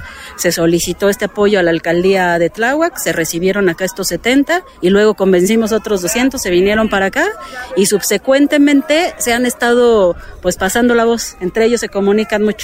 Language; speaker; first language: Spanish; native; Spanish